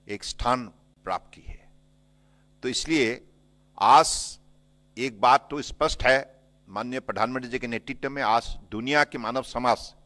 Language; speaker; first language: Hindi; non-native, local second language; Assamese